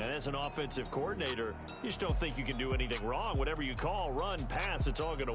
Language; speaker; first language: English; native; English